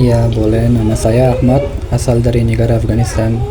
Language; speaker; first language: Indonesian; non-native, fluent; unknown